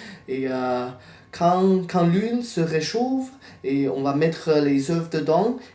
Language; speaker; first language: French; non-native, fluent; Chinese